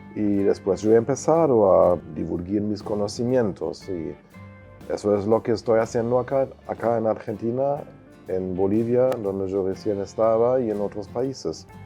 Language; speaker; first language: Spanish; non-native, fluent; German